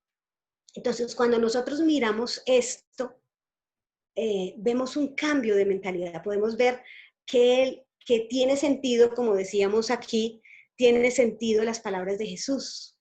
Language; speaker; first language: Spanish; native; Spanish